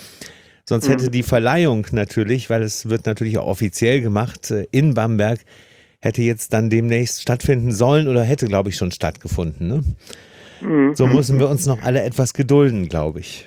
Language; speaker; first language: German; native; German